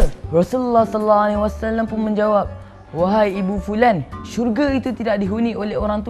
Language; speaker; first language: Malay; native; Malay